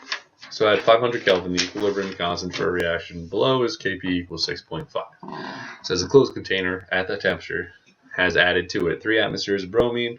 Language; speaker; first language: English; native; English